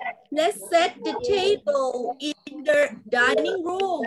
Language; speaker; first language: English; non-native, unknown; Thai